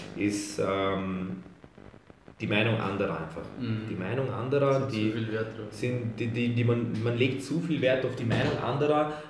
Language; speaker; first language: German; early bilingual, other home language; Serbian